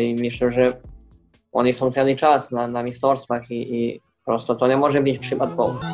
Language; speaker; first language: Polish; non-native, learner; Serbian